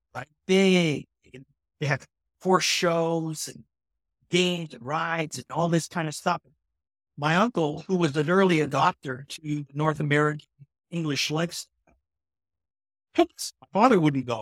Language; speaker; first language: English; native; English